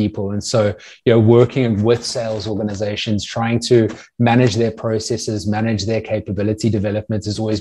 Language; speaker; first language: English; native; English